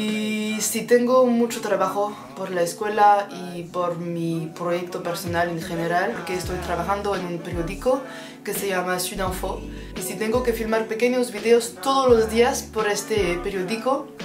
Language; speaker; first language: Spanish; non-native, learner; French